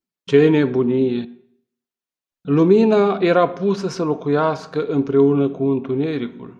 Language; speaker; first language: Romanian; native; Romanian